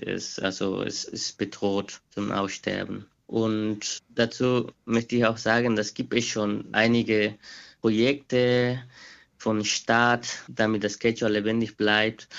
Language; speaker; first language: German; non-native, fluent; Quechua